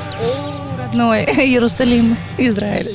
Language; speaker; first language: Russian; native; Russian